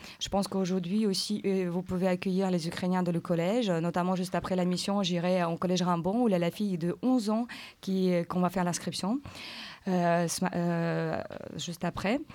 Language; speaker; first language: French; native; French